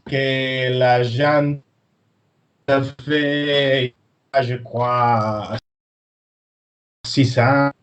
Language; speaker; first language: French; non-native, learner; Spanish